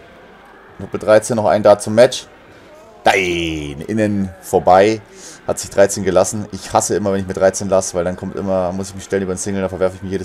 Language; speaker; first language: German; native; German